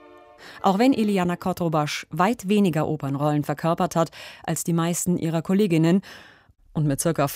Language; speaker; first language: German; native; German